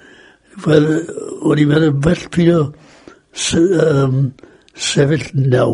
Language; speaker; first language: Welsh; native; Welsh